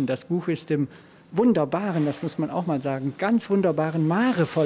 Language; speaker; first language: German; native; German